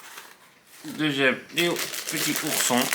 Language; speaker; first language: French; native; French